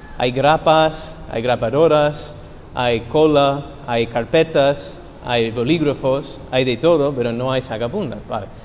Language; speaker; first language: Spanish; non-native, fluent; English